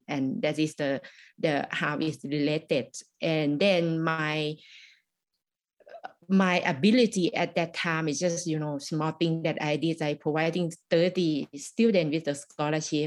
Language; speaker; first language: English; non-native, learner; Thai